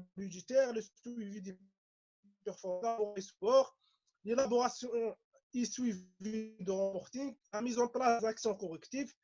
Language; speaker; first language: French; non-native, local second language; Arabic